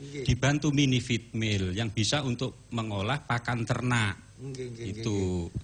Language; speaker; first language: Indonesian; non-native, local second language; Javanese